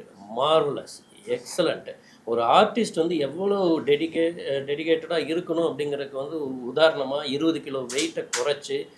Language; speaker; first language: Tamil; native; Tamil